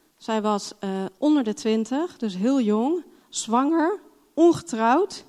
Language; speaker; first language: Dutch; non-native, fluent; English